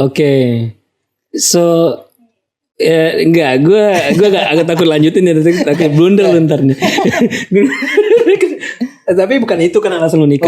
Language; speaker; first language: Indonesian; native; Indonesian